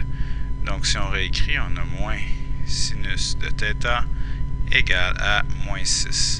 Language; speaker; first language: French; native; French